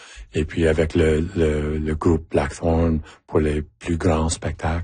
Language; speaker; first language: French; non-native, local second language; English